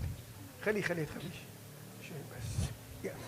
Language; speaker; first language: Arabic; native; Arabic